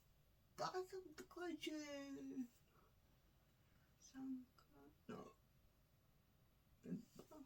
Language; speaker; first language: French; non-native, learner; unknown